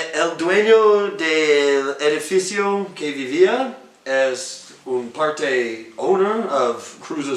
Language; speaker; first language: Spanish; non-native, learner; English